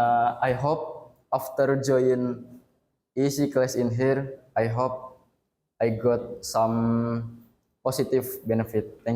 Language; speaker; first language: English; non-native, learner; Indonesian